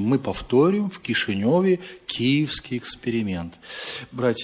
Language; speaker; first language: Russian; native; Russian